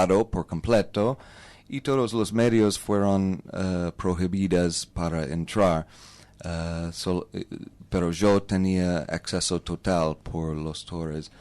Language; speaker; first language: Spanish; non-native, learner; English